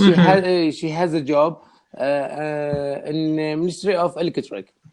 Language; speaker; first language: English; non-native, learner; Arabic